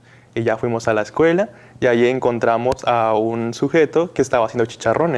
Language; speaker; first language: Spanish; native; Spanish